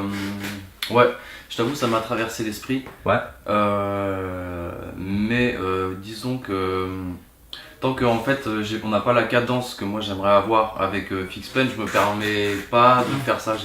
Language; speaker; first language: French; native; French